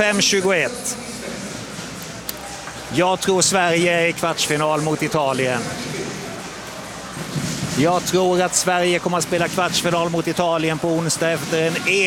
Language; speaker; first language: Swedish; native; Swedish